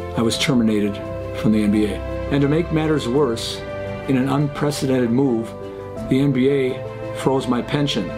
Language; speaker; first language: English; native; English